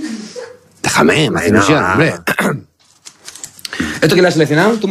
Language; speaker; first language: Spanish; native; Spanish